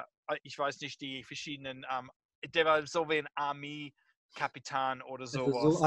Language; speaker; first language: German; non-native, fluent; English